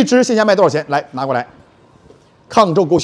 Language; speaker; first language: Chinese; native; Chinese